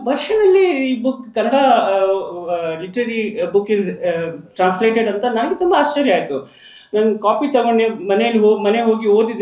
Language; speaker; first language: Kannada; non-native, local second language; Urdu